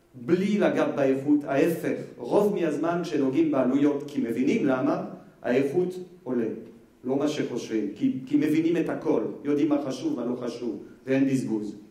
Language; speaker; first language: Hebrew; non-native, fluent; French